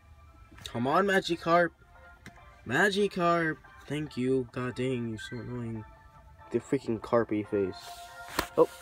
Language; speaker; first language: English; native; English